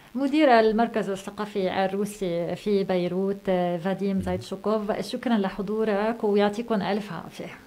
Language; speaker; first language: Arabic; native; Arabic